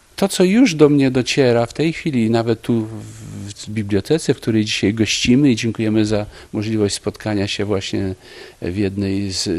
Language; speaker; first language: Polish; native; Polish